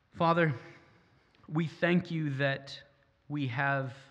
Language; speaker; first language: English; native; English